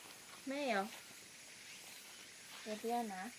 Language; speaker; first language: Chinese; non-native, learner; Indonesian